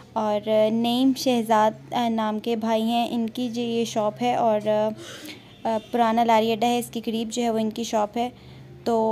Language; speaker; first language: Urdu; non-native, local second language; Punjabi